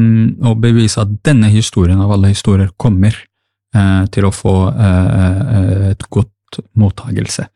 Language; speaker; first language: Norwegian; non-native, fluent; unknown